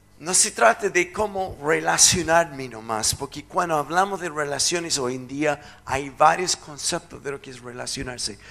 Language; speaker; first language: Spanish; non-native, fluent; English